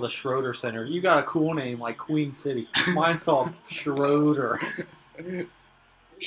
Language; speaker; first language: English; native; English